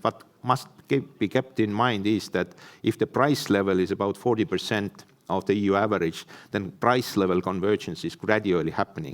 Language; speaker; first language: English; non-native, fluent; Estonian